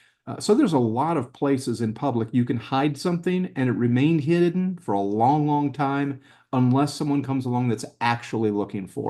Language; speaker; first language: English; native; English